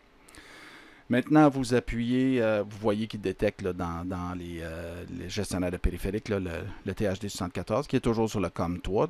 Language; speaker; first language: French; native; French